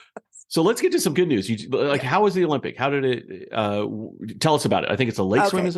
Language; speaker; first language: English; native; English